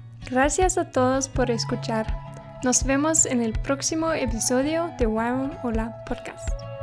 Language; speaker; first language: Spanish; non-native, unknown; English